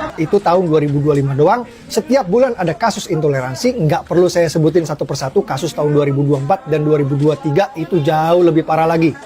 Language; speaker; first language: Indonesian; native; Indonesian